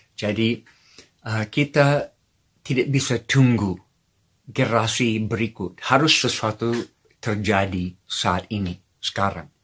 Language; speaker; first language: Indonesian; non-native, fluent; English